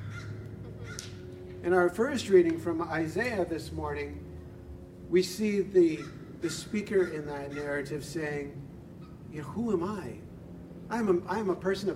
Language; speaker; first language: English; native; English